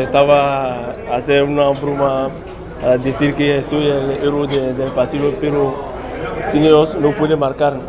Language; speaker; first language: Spanish; non-native, learner; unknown